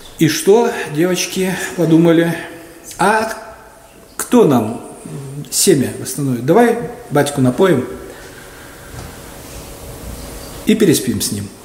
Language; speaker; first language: Russian; native; Russian